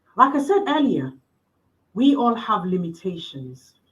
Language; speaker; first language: English; non-native, local second language; Yoruba